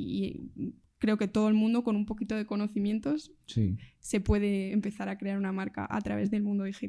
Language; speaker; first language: Spanish; native; Spanish